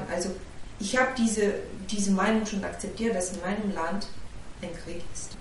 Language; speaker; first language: German; non-native, fluent; Ukrainian